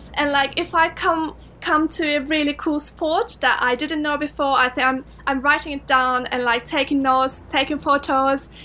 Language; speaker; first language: English; non-native, fluent; Turkish